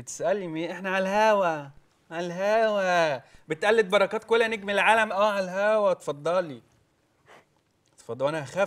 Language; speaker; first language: Arabic; native; Arabic